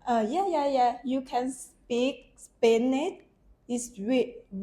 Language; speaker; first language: English; non-native, learner; Thai